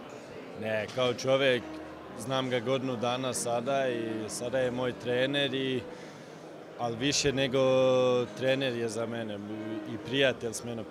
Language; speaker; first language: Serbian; early bilingual, heritage; Swedish